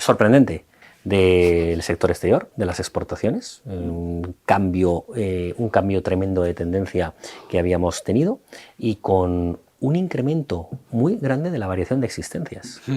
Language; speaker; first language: Spanish; native; Spanish